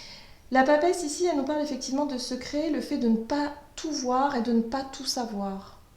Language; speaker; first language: French; native; French